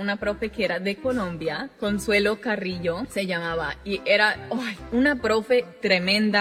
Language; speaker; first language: Spanish; non-native, fluent; English